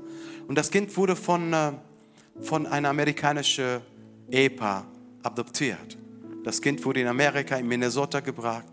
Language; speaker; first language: German; non-native, fluent; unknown